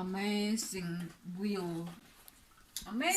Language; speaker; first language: English; non-native, learner; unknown